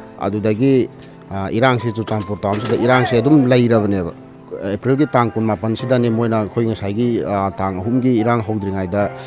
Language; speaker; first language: Manipuri; native; Manipuri